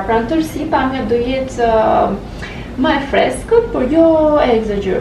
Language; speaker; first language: Albanian; native; Albanian